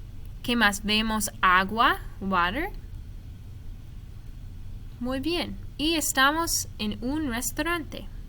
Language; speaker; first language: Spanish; non-native, fluent; English